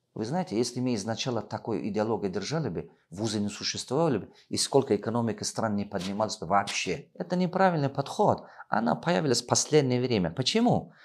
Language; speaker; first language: Russian; non-native, local second language; Tajik